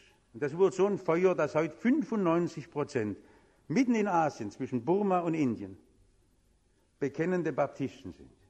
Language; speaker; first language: German; native; German